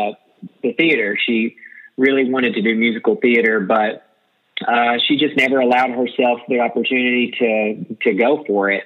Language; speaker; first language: English; native; English